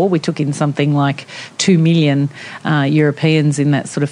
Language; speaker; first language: English; non-native, local second language; Italian